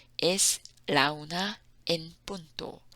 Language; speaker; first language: Spanish; non-native, fluent; Korean